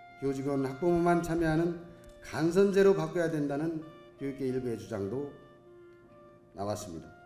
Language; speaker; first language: Korean; native; Korean